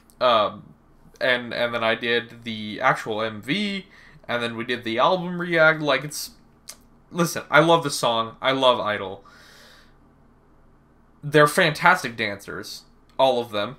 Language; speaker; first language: English; native; English